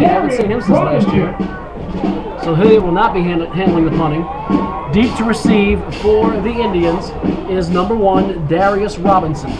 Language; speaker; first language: English; native; English